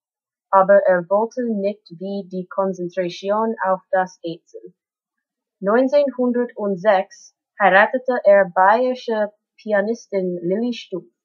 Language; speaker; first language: German; non-native, learner; English